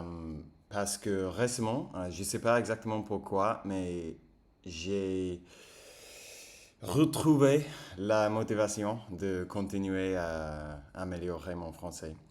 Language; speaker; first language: French; non-native, fluent; English